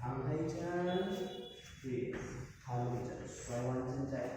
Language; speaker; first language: Vietnamese; non-native, learner; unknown